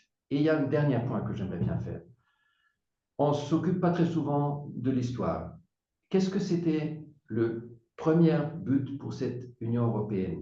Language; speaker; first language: French; non-native, fluent; German